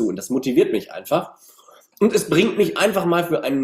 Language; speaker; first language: German; native; German